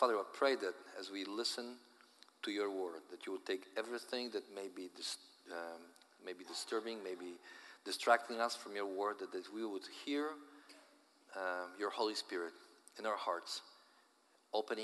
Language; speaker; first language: English; non-native, fluent; Polish